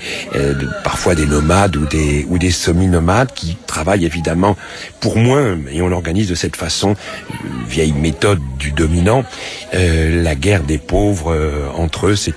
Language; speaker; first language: French; native; French